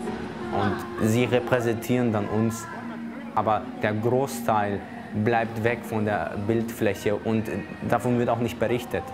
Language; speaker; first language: German; early bilingual, other home language; Chechen